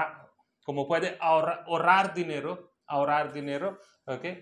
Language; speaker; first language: Spanish; non-native, local second language; Hindi